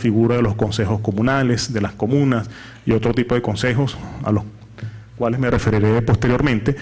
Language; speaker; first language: Spanish; native; Spanish